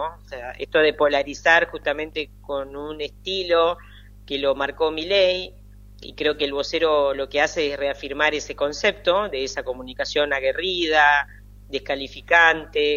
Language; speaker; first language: Spanish; native; Spanish